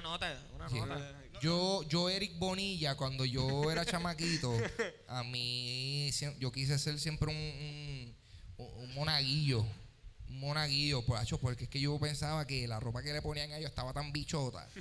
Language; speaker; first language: Spanish; native; Spanish